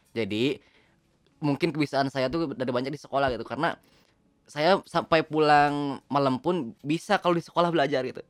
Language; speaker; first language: Indonesian; non-native, local second language; Sundanese